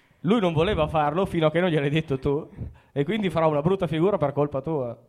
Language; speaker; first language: Italian; native; Italian